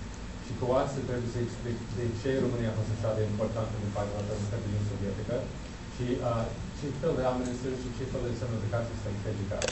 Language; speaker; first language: Romanian; non-native, learner; English